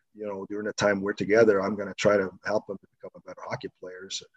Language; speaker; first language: English; non-native, fluent; Swedish